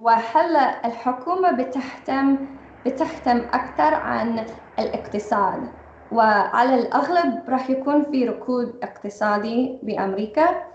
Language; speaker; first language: Arabic; non-native, fluent; English